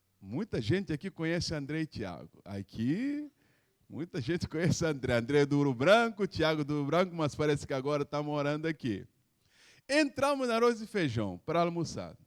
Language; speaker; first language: Portuguese; non-native, local second language; Upper Guinea Crioulo